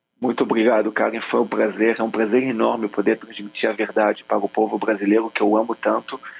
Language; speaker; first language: Portuguese; native; Portuguese